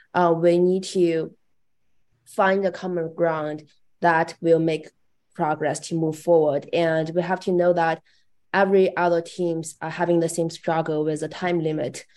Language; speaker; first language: English; non-native, fluent; Chinese